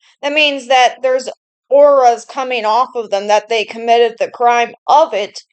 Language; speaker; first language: English; native; English